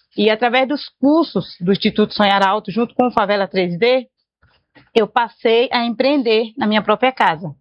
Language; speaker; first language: Portuguese; native; Portuguese